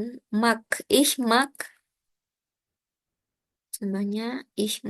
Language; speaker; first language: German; non-native, fluent; Indonesian